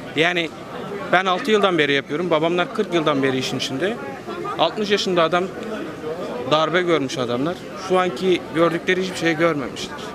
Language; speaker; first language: Turkish; non-native, local second language; Kurdish